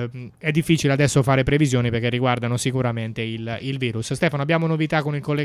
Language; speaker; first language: Italian; native; Italian